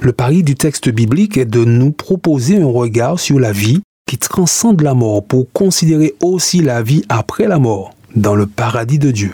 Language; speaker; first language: French; native; French